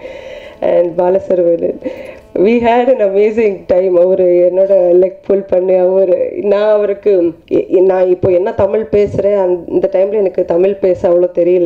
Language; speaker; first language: Tamil; non-native, learner; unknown